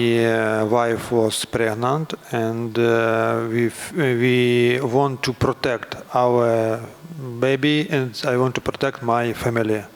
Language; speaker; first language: English; non-native, learner; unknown